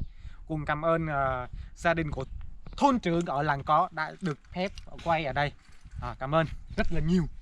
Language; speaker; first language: Vietnamese; non-native, local second language; Jarai